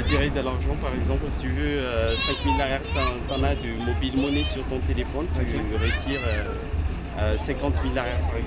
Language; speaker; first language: French; non-native, local second language; Malagasy